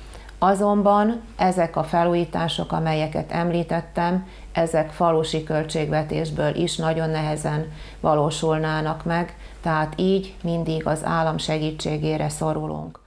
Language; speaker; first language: Hungarian; native; Hungarian